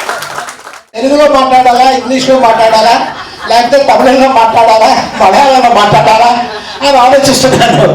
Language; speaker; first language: Telugu; native; Telugu